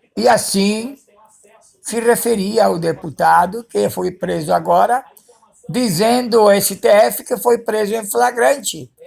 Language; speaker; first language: Portuguese; early bilingual, other home language; Spanish